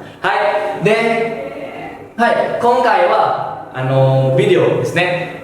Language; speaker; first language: Japanese; non-native, fluent; Indonesian